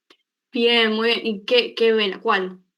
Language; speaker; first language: Spanish; native; Spanish